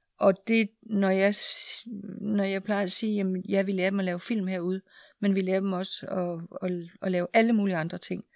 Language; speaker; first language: Danish; native; Danish